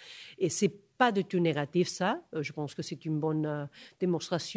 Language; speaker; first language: French; non-native, fluent; Catalan